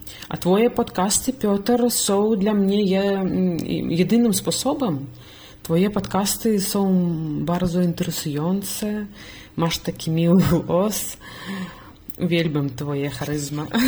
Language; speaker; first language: Polish; non-native, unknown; Belarusian